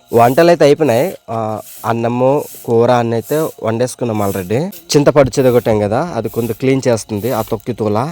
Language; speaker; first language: Telugu; non-native, local second language; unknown